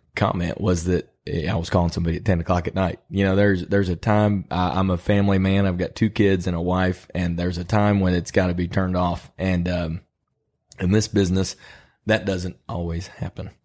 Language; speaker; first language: English; native; English